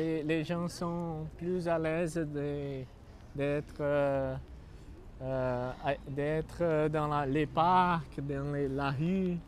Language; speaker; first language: French; non-native, learner; Portuguese